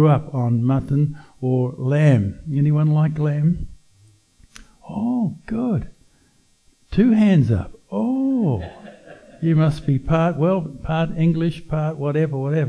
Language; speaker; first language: English; native; English